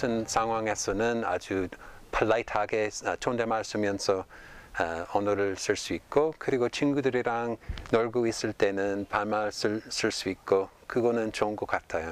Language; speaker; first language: Korean; non-native, fluent; English